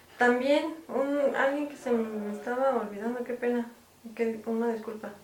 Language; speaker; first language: Spanish; native; Spanish